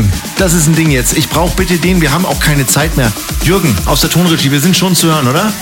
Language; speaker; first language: German; native; German